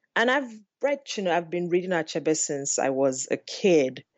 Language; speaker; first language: English; non-native, local second language; Igbo